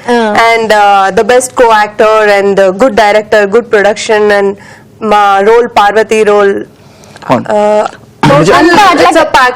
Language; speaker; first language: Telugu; non-native, learner; Kannada